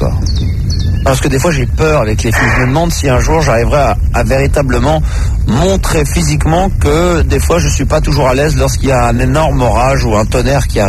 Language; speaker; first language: French; native; French